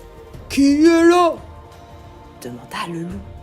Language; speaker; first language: French; native; French